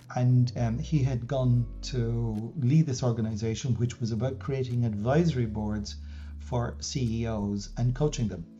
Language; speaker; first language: English; native; English